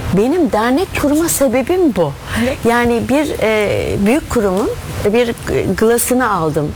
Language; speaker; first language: Turkish; native; Turkish